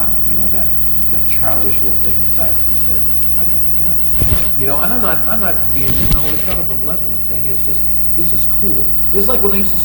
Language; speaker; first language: English; native; English